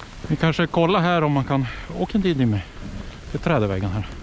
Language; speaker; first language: Swedish; native; Swedish